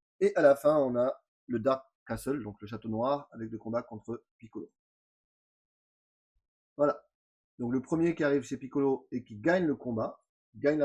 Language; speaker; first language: French; native; French